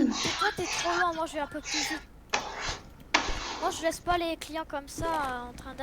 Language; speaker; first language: French; native; French